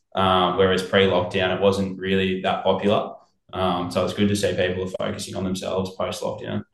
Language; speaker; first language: English; native; English